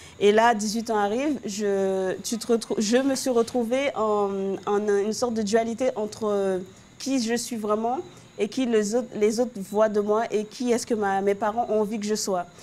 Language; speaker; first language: French; non-native, local second language; Haitian Creole